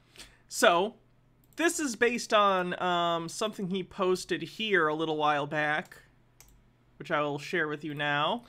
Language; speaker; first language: English; native; English